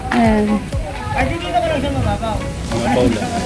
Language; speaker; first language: Filipino; native; Filipino